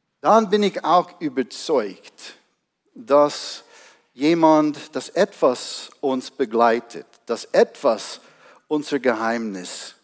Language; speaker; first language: German; non-native, fluent; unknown